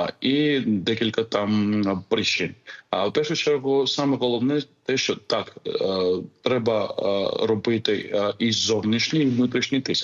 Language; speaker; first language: Ukrainian; non-native, fluent; Georgian